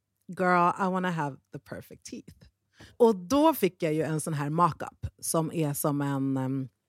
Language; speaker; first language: Swedish; native; Swedish